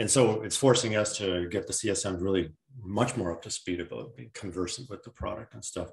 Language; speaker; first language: English; native; English